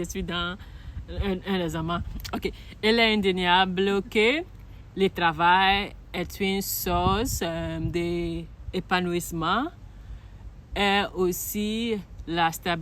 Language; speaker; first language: French; non-native, learner; Akan